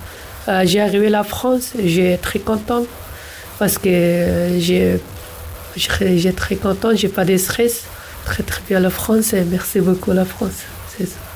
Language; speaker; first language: French; non-native, learner; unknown